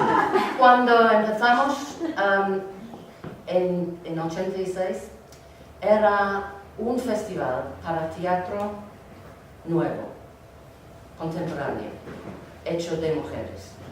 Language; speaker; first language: Spanish; non-native, learner; English